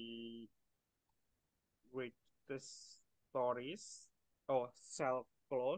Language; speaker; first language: English; non-native, learner; Indonesian